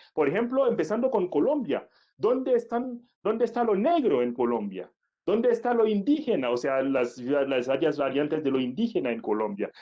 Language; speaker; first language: Spanish; non-native, fluent; Haitian Creole